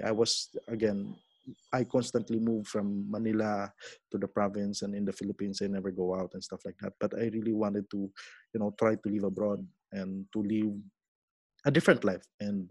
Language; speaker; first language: English; non-native, local second language; Filipino